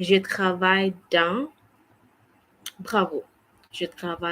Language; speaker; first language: French; non-native, fluent; English